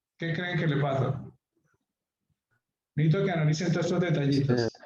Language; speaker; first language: Spanish; native; Spanish